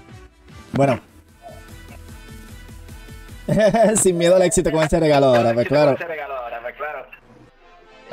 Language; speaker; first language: Spanish; native; Spanish